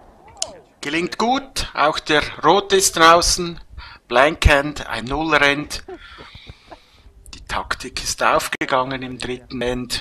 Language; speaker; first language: German; native; German